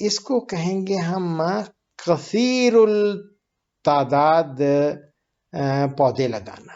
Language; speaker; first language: Urdu; native; Urdu